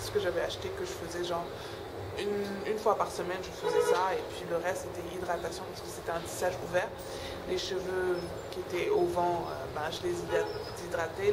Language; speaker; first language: French; non-native, local second language; Wolof